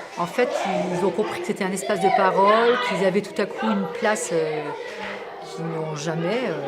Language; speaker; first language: French; native; French